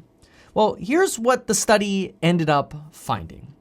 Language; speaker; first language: English; native; English